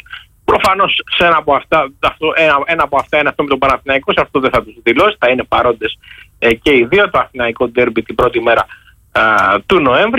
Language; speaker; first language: Greek; native; Greek